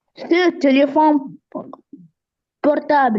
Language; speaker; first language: French; non-native, learner; Arabic